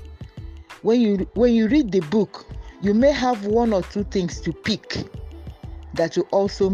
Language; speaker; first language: English; non-native, local second language; Igbo